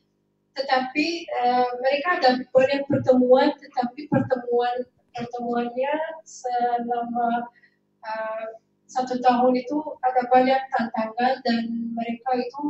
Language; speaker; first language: Indonesian; non-native, fluent; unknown